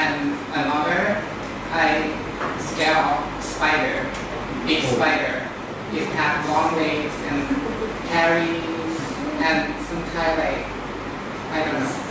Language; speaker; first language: English; non-native, learner; Thai